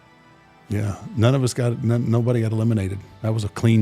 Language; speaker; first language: English; native; English